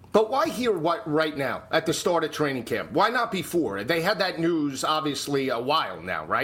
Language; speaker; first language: English; native; English